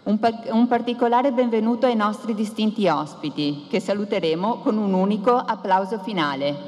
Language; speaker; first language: Italian; native; Italian